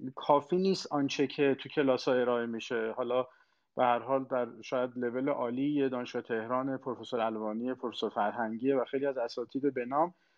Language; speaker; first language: Persian; non-native, local second language; Azerbaijani